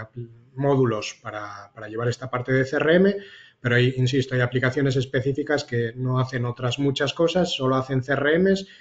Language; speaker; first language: Spanish; native; Spanish